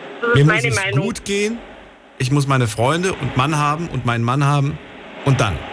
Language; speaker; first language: German; native; German